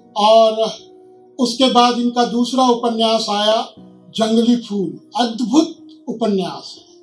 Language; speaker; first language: Hindi; native; Hindi